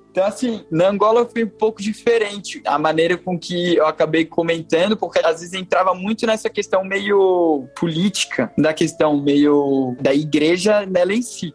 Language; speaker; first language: Portuguese; native; Portuguese